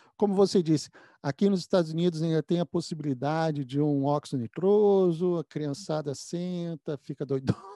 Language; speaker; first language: Portuguese; native; Portuguese